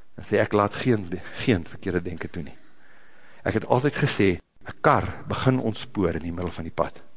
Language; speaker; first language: Afrikaans; native; Afrikaans